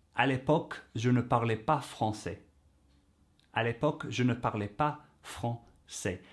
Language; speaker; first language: English; native; English